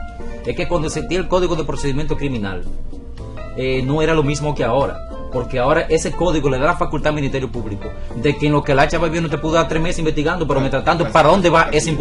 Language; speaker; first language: Spanish; native; Spanish